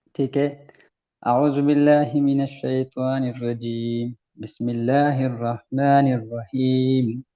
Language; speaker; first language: Hindi; non-native, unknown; Pashto